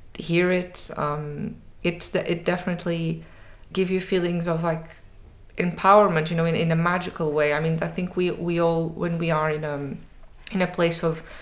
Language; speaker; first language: English; non-native, fluent; Portuguese